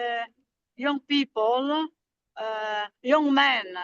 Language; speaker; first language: English; non-native, learner; Italian